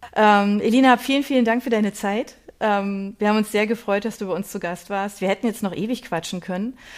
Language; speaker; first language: German; native; German